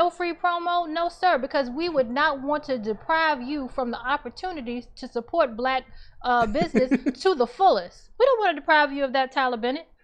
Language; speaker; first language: English; native; English